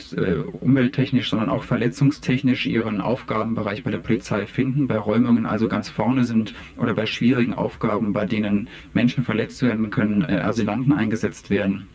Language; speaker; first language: German; native; German